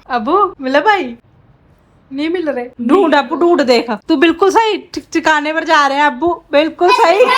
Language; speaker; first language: Hindi; non-native, local second language; Punjabi